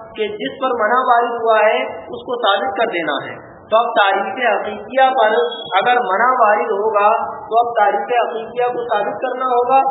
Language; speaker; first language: Urdu; native; Urdu